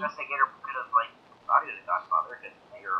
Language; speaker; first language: English; native; English